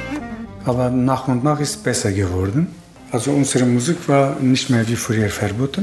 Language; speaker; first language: German; non-native, fluent; Kurdish